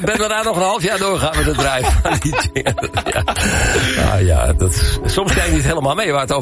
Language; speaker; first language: Dutch; native; Dutch